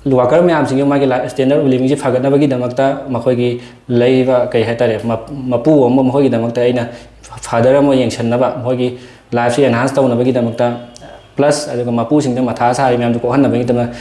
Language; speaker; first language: Manipuri; native; Manipuri